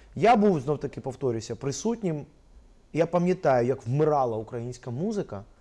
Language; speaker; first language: Ukrainian; non-native, local second language; Russian